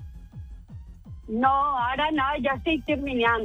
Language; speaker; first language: Catalan; non-native, local second language; Spanish